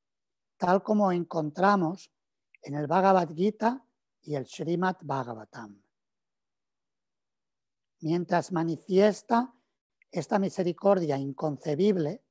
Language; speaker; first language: Spanish; native; Spanish